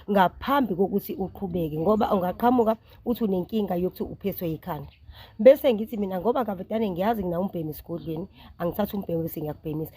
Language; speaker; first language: Zulu; native; Zulu